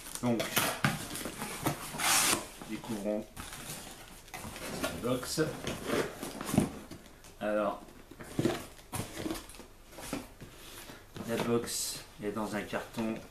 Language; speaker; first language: French; native; French